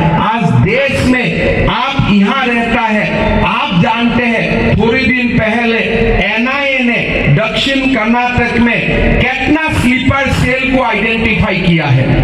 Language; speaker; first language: Hindi; non-native, local second language; Assamese